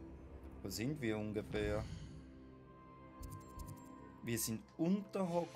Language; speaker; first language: German; native; German